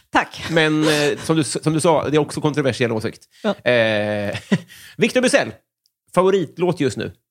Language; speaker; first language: Swedish; native; Swedish